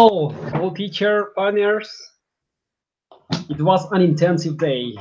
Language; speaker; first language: English; non-native, learner; Spanish